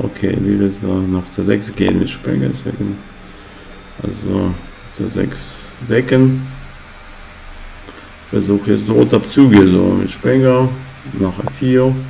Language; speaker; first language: German; non-native, fluent; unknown